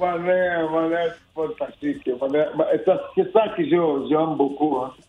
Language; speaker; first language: French; non-native, learner; Portuguese